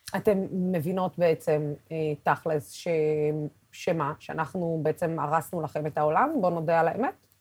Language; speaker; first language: Hebrew; non-native, local second language; Arabic